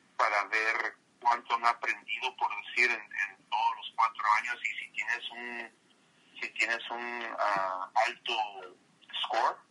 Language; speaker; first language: Spanish; early bilingual, heritage; Spanish